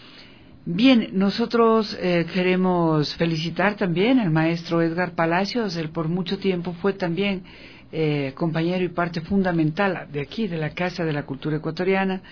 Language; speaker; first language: Spanish; native; Spanish